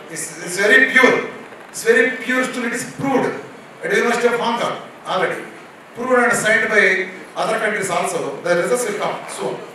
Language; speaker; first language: English; non-native, local second language; Telugu